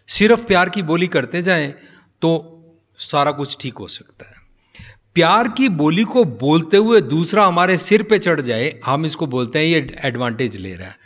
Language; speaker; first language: Hindi; non-native, local second language; Punjabi